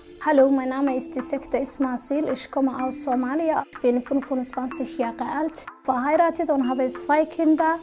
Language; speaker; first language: German; non-native, learner; Somali